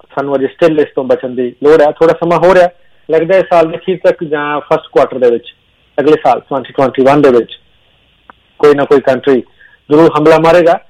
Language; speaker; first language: Punjabi; native; Punjabi